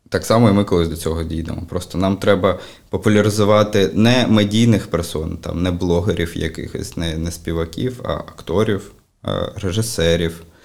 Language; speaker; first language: Ukrainian; native; Ukrainian